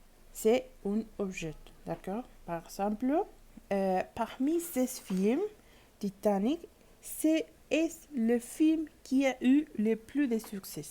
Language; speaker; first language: French; non-native, learner; Spanish